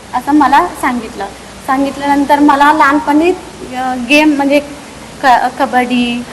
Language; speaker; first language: Marathi; non-native, local second language; Telugu